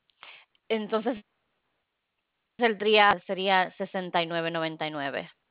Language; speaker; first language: Spanish; non-native, fluent; English